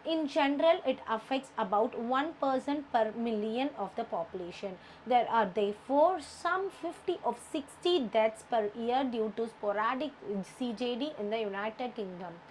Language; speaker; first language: English; non-native, local second language; Tamil